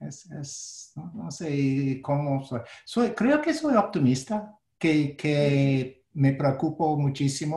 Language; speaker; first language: Spanish; non-native, fluent; English